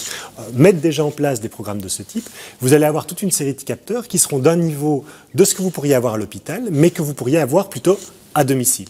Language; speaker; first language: French; native; French